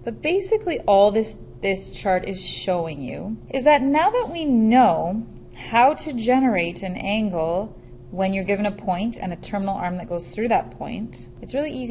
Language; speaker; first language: English; native; English